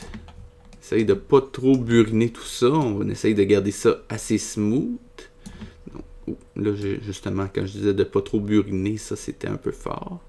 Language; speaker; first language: French; native; French